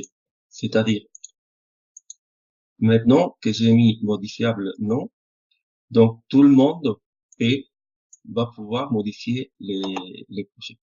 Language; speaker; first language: French; non-native, fluent; Spanish